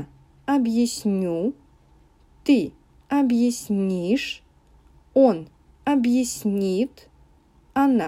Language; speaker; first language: Russian; non-native, learner; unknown